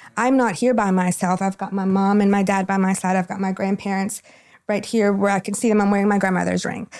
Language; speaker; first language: English; non-native, fluent; Spanish